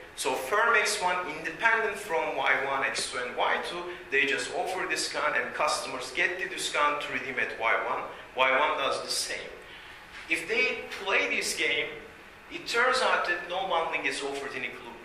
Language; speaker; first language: English; non-native, fluent; Turkish